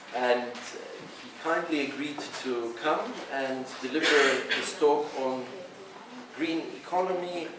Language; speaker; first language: English; non-native, fluent; Lithuanian